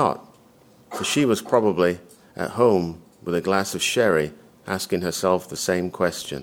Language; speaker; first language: English; native; English